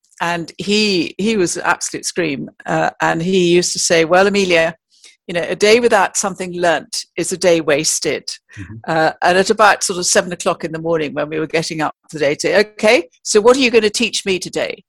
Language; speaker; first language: English; native; English